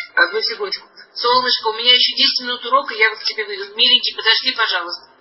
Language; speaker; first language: Russian; early bilingual, heritage; Russian